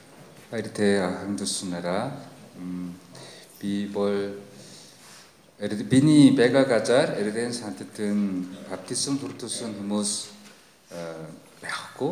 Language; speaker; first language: Mongolian; non-native, fluent; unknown